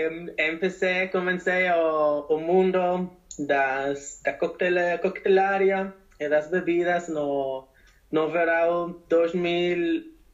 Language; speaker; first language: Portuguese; non-native, learner; Spanish